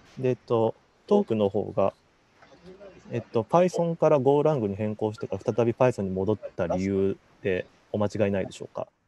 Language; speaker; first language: Japanese; native; Japanese